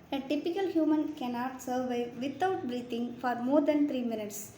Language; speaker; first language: English; non-native, local second language; Tamil